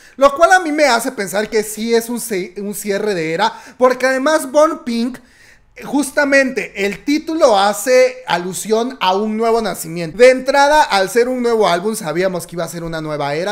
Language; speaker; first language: Spanish; native; Spanish